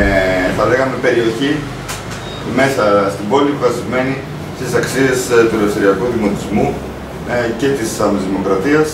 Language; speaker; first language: Greek; native; Greek